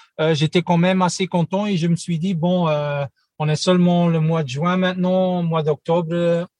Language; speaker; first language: French; non-native, local second language; Dutch